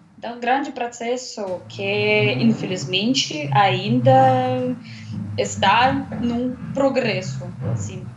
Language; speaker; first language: Portuguese; non-native, learner; Russian